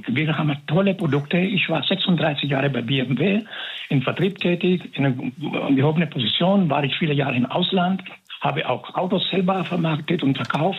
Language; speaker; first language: German; non-native, fluent; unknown